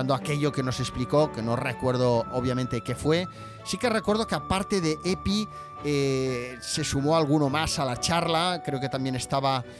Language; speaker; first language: Spanish; native; Spanish